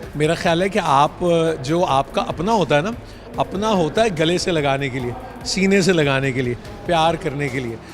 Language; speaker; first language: Urdu; native; Urdu